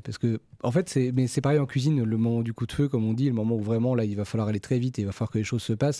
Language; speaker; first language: French; native; French